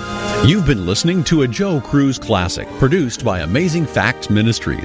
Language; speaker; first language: English; native; English